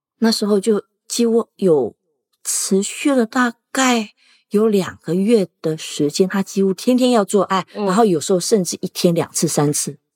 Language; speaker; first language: Chinese; native; Chinese